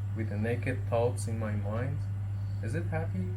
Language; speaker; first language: English; non-native, fluent; Persian